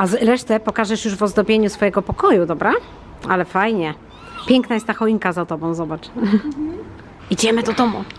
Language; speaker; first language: Polish; native; Polish